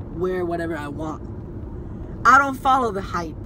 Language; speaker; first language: English; early bilingual, other home language; Spanish